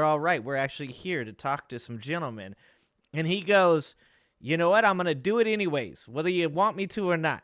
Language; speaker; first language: English; native; English